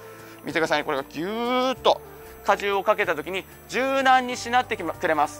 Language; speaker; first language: Japanese; native; Japanese